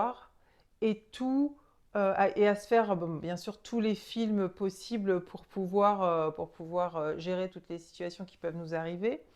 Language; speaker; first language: French; native; French